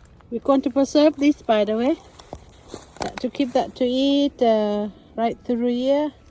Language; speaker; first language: English; non-native, learner; Thai